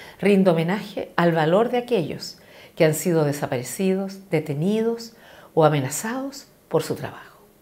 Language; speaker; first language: Spanish; native; Spanish